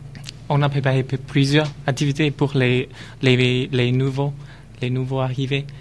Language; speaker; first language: French; non-native, learner; Chinese